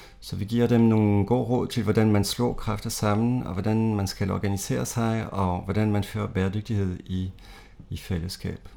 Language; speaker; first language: Danish; non-native, fluent; French